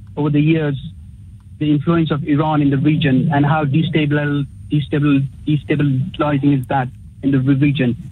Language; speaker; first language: English; early bilingual, other home language; Urdu